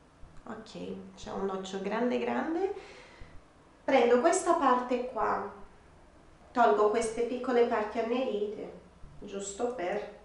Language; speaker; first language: Italian; non-native, fluent; Portuguese